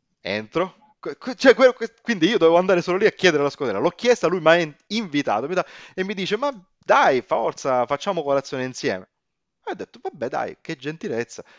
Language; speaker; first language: Italian; native; Italian